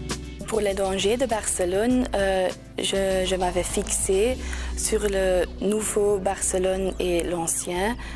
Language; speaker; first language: French; non-native, local second language; Dutch